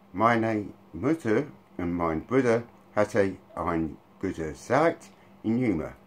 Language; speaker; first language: German; non-native, learner; English